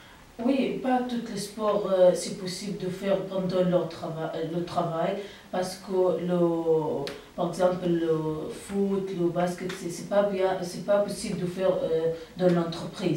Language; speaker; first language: French; non-native, learner; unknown